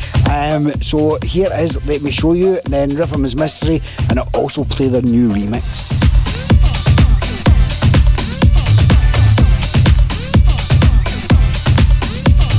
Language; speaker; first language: English; native; English